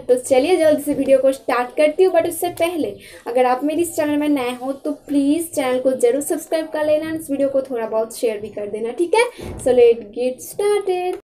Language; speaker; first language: Hindi; non-native, local second language; Bangla